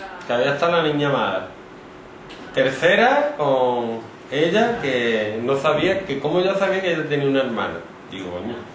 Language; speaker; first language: Spanish; native; Spanish